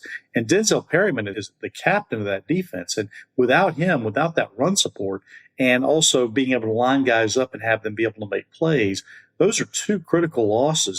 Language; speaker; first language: English; native; English